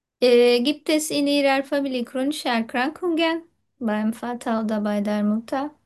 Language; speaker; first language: German; non-native, learner; Turkish